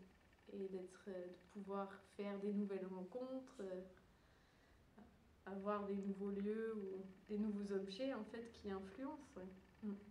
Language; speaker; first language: French; early bilingual, other home language; Dutch